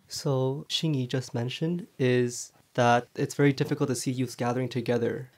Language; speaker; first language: English; early bilingual, other home language; Chinese